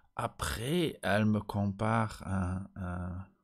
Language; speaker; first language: French; non-native, fluent; Luxembourgish